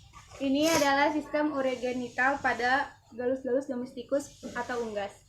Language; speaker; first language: Indonesian; native; Indonesian